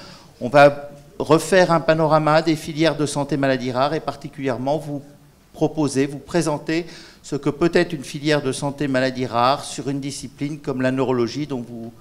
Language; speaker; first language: French; native; French